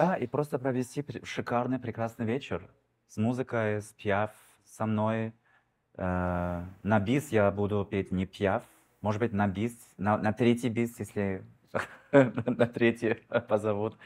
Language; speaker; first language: Russian; early bilingual, heritage; Russian